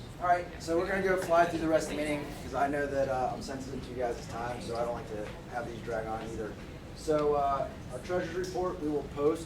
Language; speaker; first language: English; native; English